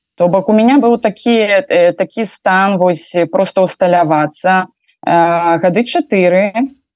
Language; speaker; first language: Belarusian; native; Belarusian